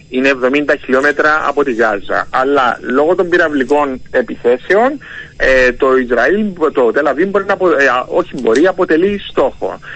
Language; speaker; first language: Greek; native; Greek